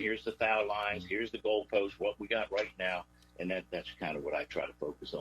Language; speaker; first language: English; native; English